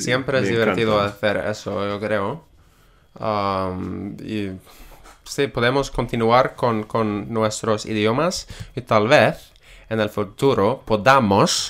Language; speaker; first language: Spanish; non-native, fluent; English